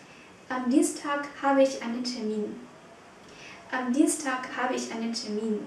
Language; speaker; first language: German; non-native, fluent; Vietnamese